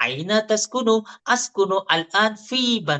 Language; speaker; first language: Arabic; non-native, fluent; Indonesian